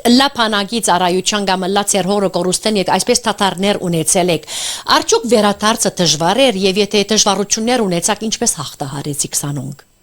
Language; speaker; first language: Armenian; early bilingual, heritage; Armenian